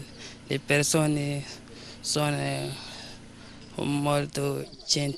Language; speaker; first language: Italian; non-native, learner; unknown